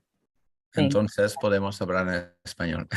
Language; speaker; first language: Spanish; non-native, learner; French